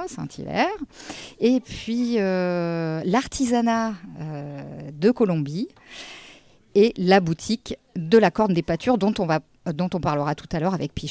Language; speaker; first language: French; native; French